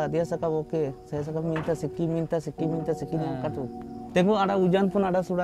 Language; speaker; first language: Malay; non-native, learner; Rohingya